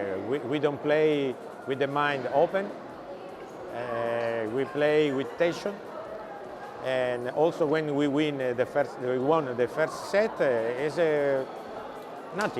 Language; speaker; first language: English; non-native, learner; Italian